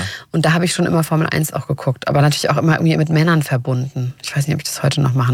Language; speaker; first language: German; native; German